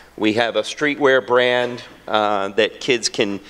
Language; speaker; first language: English; native; English